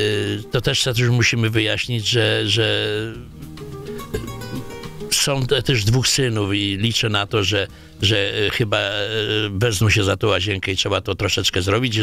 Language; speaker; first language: Polish; native; Polish